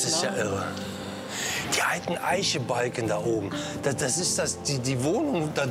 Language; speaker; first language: German; native; German